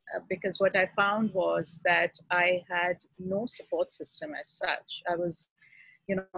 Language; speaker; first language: English; non-native, local second language; Urdu